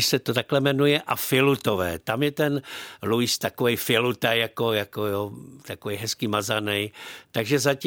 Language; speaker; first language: Czech; native; Czech